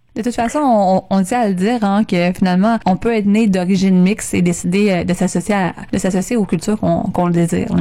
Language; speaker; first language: French; native; French